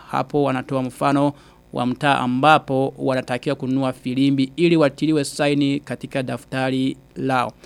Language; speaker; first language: Swahili; non-native, local second language; Rundi